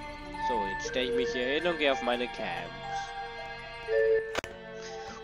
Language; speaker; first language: German; native; German